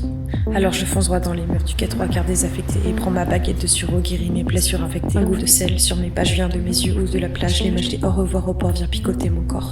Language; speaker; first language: French; native; French